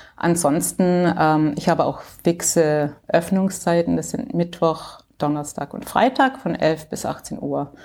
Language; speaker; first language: German; early bilingual, heritage; English